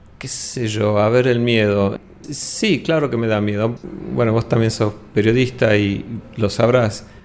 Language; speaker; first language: Spanish; early bilingual, other home language; English